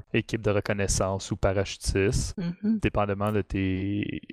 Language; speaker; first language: French; native; French